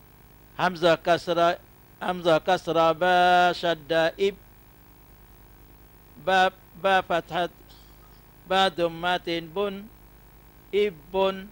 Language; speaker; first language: Arabic; non-native, learner; Malay